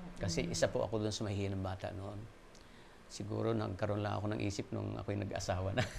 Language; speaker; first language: Filipino; non-native, local second language; Waray